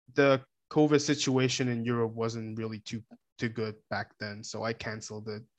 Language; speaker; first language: English; non-native, fluent; Korean